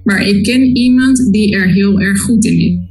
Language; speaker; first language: Dutch; non-native, learner; Spanish